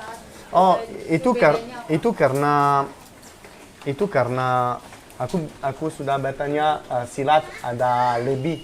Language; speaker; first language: Indonesian; non-native, learner; French